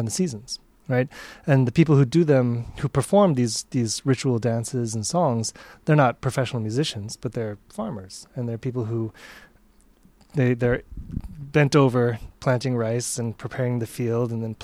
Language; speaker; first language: English; native; English